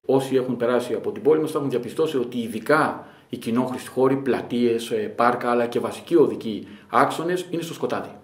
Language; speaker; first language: Greek; native; Greek